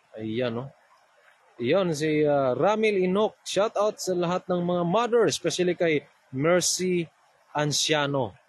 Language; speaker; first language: Filipino; non-native, local second language; Cebuano